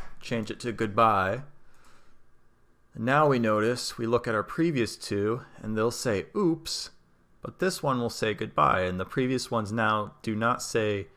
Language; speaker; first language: English; native; English